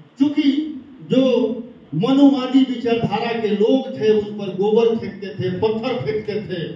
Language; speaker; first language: Hindi; native; Hindi